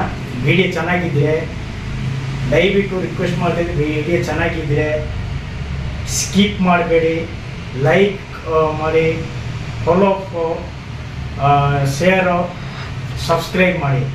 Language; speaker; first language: Kannada; non-native, local second language; Odia